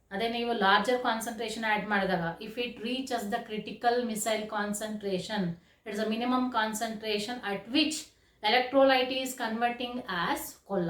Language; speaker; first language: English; non-native, local second language; Kannada